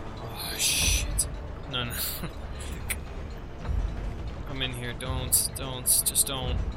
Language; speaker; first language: English; native; English